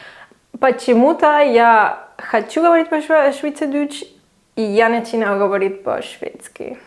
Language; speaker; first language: Russian; non-native, learner; Swiss German